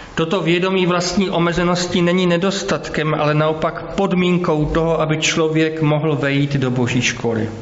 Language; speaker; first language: Czech; native; Czech